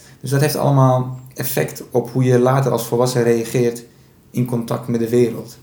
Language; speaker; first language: Dutch; early bilingual, other home language; Persian